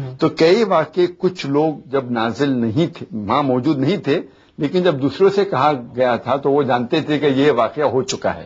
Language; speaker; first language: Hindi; non-native, local second language; Konkani